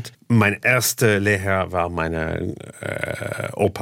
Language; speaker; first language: German; non-native, fluent; English